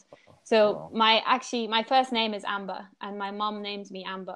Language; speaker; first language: English; native; English